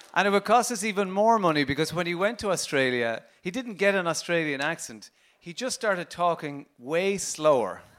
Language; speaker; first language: English; native; English